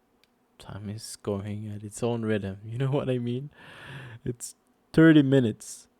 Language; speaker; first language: English; non-native, fluent; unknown